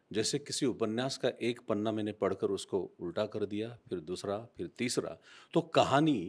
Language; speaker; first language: Hindi; non-native, local second language; Marathi